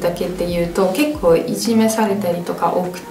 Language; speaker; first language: Japanese; non-native, fluent; Italian